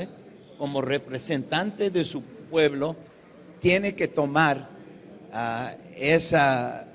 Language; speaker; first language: Spanish; early bilingual, heritage; English